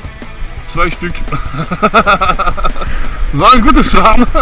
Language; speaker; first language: German; non-native, learner; French